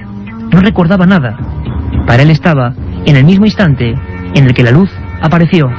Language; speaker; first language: Spanish; native; Spanish